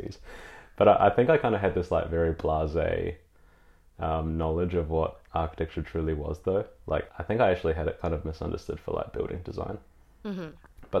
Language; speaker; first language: English; native; English